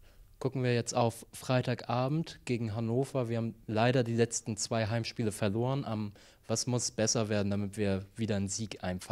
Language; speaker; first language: German; native; German